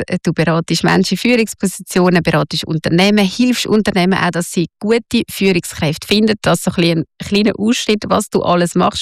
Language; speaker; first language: German; native; German